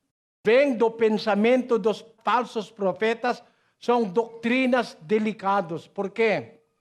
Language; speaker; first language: Portuguese; non-native, learner; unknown